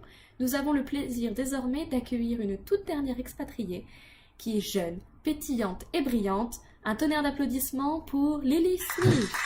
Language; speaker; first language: French; native; French